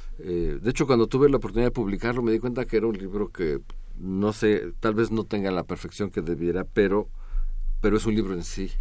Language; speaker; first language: Spanish; native; Spanish